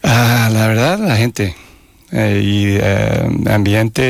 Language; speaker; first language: Spanish; non-native, fluent; English